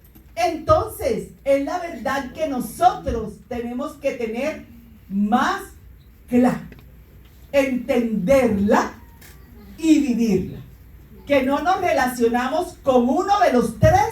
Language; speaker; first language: Spanish; native; Spanish